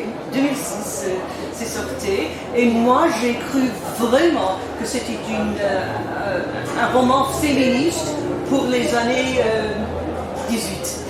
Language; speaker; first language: French; non-native, learner; English